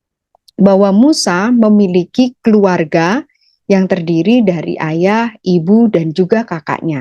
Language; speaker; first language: Indonesian; native; Indonesian